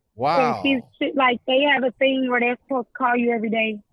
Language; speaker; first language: English; native; English